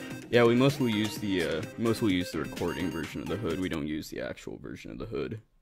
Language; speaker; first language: English; native; English